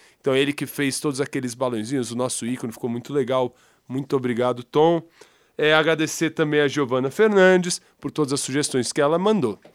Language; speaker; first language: Portuguese; native; Portuguese